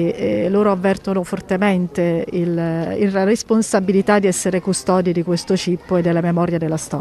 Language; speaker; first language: Italian; native; Italian